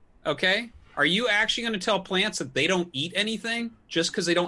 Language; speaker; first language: English; native; English